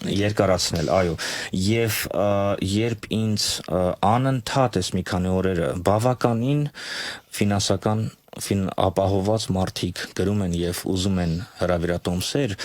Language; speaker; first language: Armenian; native; Armenian